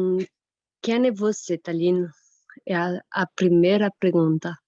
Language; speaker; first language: Portuguese; non-native, fluent; French